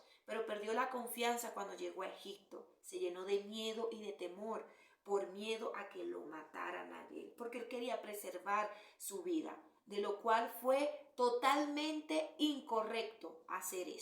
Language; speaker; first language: Spanish; native; Spanish